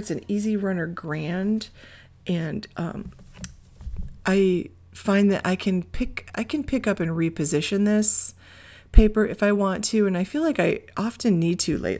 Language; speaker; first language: English; native; English